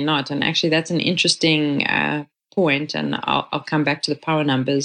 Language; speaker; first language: English; native; English